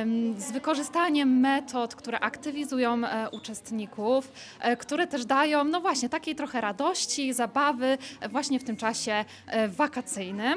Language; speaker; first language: Polish; native; Polish